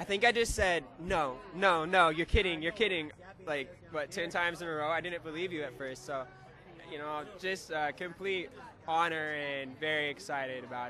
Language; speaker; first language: English; native; English